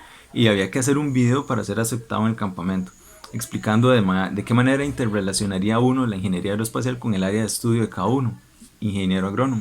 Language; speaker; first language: Spanish; native; Spanish